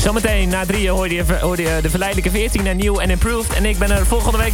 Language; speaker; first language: Dutch; native; Dutch